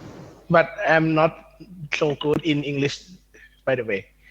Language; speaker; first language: English; non-native, learner; Thai